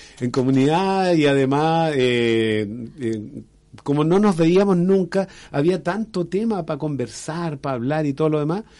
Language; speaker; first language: Spanish; native; Spanish